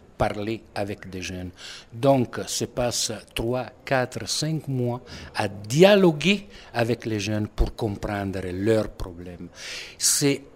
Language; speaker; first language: French; non-native, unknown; Italian